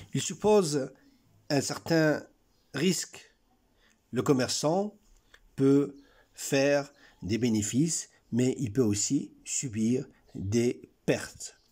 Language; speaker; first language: French; non-native, local second language; Arabic